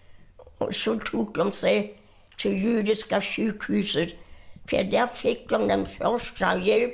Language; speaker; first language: Swedish; non-native, fluent; German